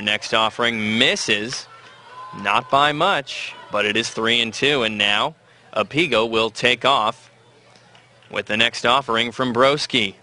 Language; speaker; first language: English; native; English